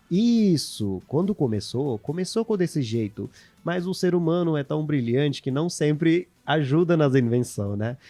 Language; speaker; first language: Portuguese; non-native, fluent; Hindi